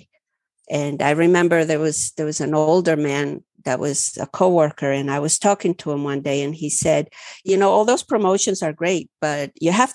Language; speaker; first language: English; early bilingual, other home language; Spanish